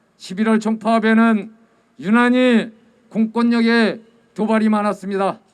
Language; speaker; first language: Korean; native; Korean